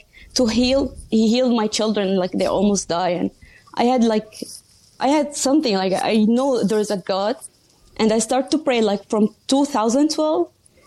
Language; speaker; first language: English; non-native, learner; Arabic